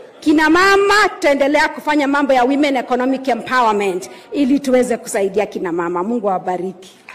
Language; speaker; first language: Swahili; native; Swahili